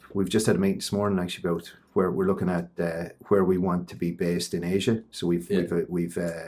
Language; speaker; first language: English; native; English